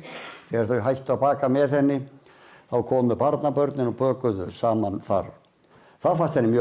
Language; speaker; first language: Icelandic; native; Icelandic